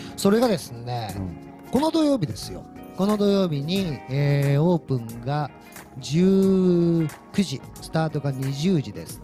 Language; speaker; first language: Japanese; native; Japanese